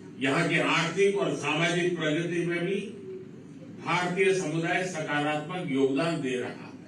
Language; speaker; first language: Hindi; non-native, local second language; Gujarati